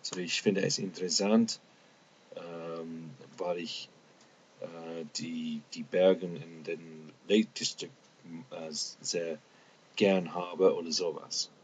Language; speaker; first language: German; non-native, fluent; English